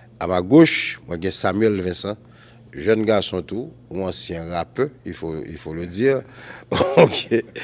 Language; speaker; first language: French; non-native, local second language; Haitian Creole